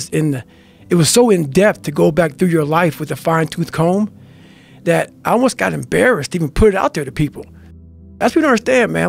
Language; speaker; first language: English; native; English